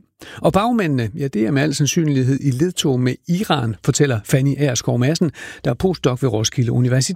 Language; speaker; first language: Danish; native; Danish